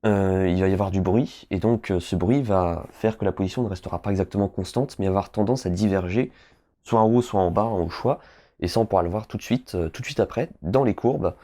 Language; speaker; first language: French; native; French